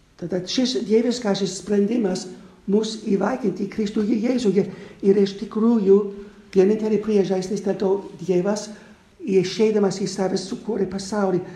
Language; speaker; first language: Lithuanian; non-native, fluent; English